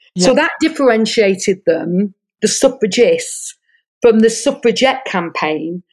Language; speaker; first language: English; native; English